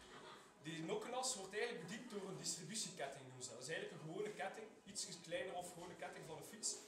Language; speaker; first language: Dutch; native; Dutch